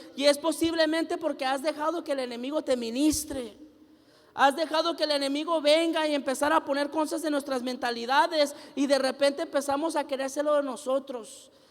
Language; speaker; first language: Spanish; early bilingual, heritage; Spanish